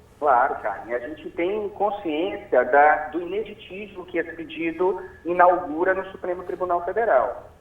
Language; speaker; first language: Portuguese; native; Portuguese